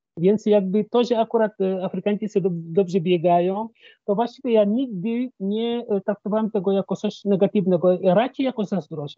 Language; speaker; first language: Polish; non-native, fluent; Wolof